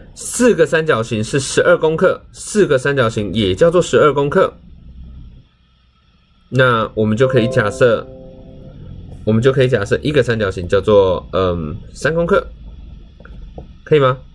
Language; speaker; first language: Chinese; native; Chinese